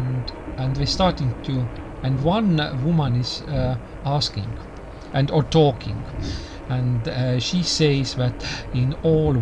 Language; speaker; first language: English; non-native, learner; Estonian